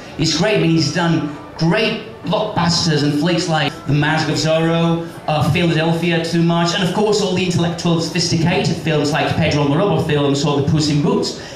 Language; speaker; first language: English; non-native, fluent; Spanish